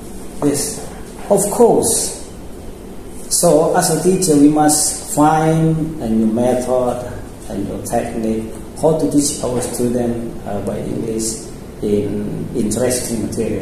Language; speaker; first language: English; non-native, local second language; Indonesian